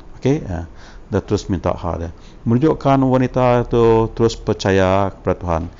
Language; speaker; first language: Malay; non-native, local second language; Iban